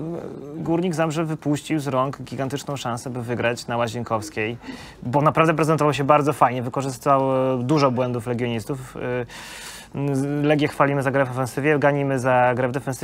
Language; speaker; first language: Polish; native; Polish